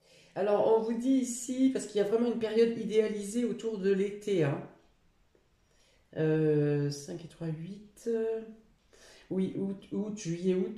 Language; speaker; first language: French; native; French